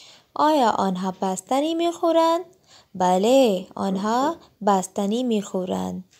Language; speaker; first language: Persian; non-native, fluent; Urdu